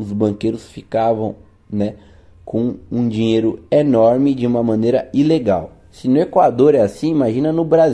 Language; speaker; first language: Portuguese; native; Portuguese